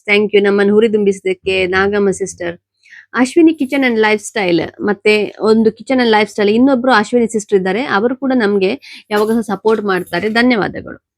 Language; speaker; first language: Kannada; non-native, local second language; Konkani